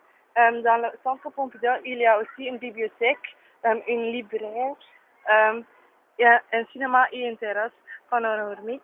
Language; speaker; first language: French; non-native, learner; Dutch